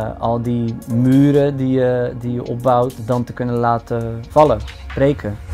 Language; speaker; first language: Dutch; early bilingual, other home language; Bosnian